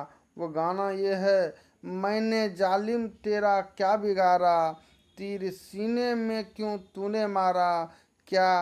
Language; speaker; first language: Hindi; native; Hindi